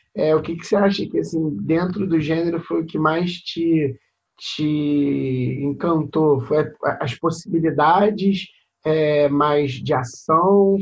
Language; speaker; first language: Portuguese; native; Portuguese